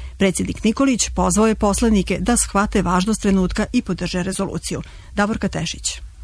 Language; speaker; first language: Croatian; native; Croatian